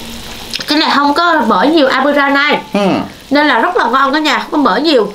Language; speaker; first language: Vietnamese; native; Vietnamese